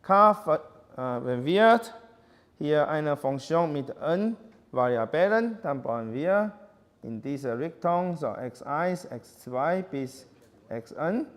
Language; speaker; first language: German; non-native, learner; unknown